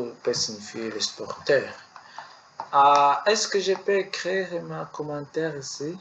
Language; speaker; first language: French; non-native, learner; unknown